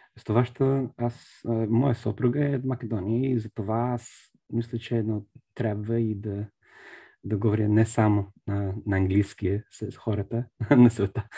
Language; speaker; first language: Bulgarian; non-native, fluent; English